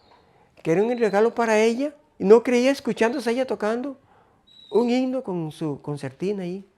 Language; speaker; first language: Spanish; native; Spanish